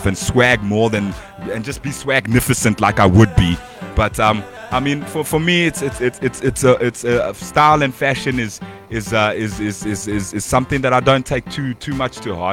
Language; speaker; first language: English; non-native, local second language; Bemba